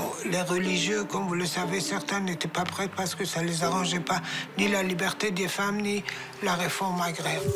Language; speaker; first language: French; non-native, fluent; Persian